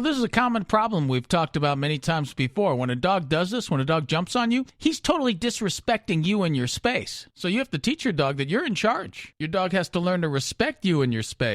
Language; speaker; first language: English; native; English